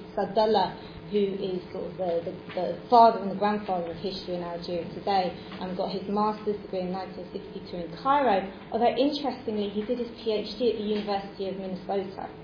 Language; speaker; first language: English; native; English